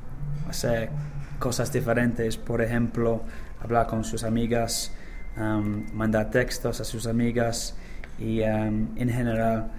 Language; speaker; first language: Spanish; non-native, learner; English